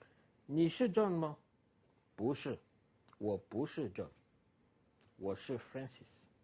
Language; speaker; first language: Chinese; non-native, learner; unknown